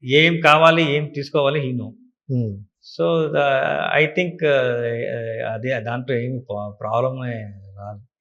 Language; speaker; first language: Telugu; non-native, learner; Kannada